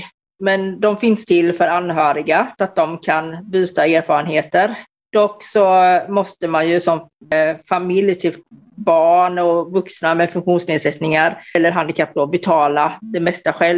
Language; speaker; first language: Swedish; native; Swedish